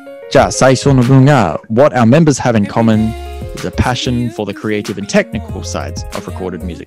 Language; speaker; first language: English; native; English